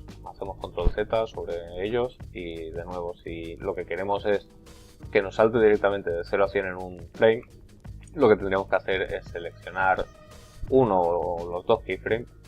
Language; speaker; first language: Spanish; native; Spanish